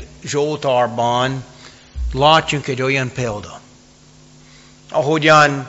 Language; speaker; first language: Hungarian; non-native, fluent; English